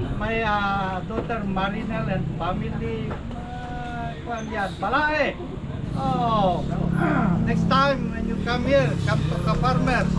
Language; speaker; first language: English; non-native, local second language; Filipino